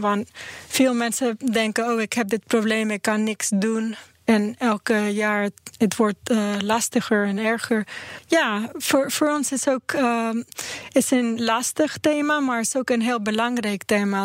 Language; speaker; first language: Dutch; non-native, learner; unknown